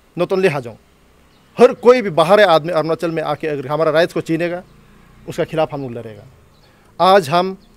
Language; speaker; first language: Hindi; non-native, local second language; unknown